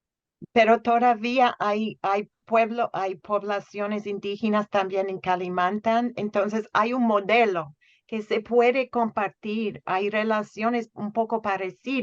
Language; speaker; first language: Spanish; non-native, fluent; English